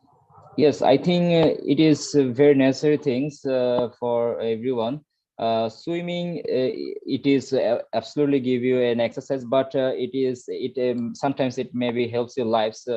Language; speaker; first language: English; non-native, learner; Bangla